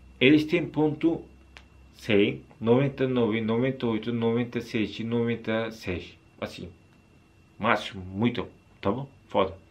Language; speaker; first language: Portuguese; non-native, learner; Turkish